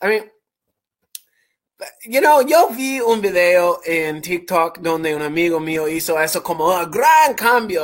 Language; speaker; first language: Spanish; non-native, fluent; English